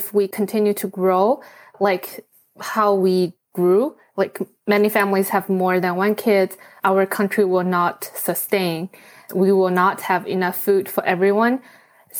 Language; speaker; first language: English; non-native, fluent; Chinese